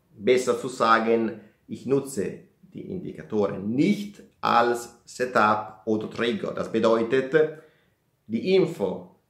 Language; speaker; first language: German; non-native, fluent; Italian